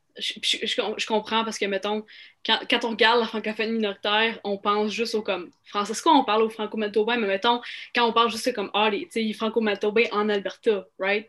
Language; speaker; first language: French; native; French